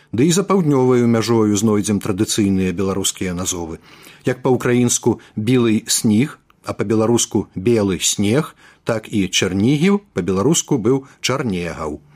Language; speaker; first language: Belarusian; native; Belarusian